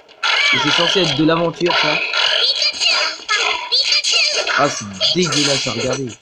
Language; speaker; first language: French; native; French